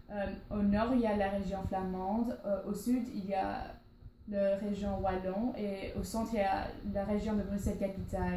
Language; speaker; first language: French; non-native, learner; English